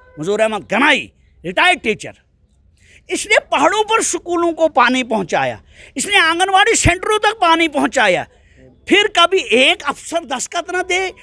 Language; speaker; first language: Hindi; native; Hindi